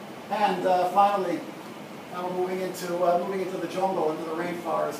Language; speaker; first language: English; native; English